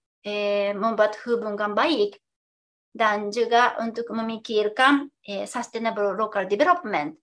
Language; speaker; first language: Indonesian; non-native, fluent; Japanese